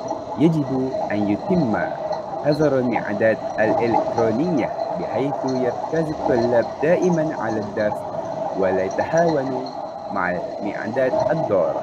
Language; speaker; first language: Arabic; non-native, learner; Malay